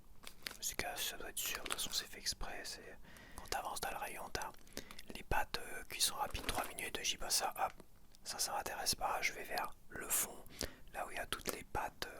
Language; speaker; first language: French; native; French